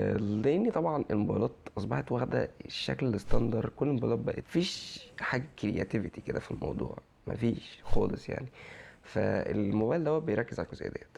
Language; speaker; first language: Arabic; native; Arabic